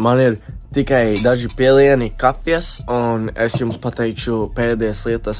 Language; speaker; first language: Latvian; early bilingual, heritage; English